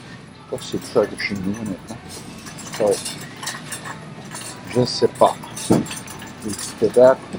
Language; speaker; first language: French; native; French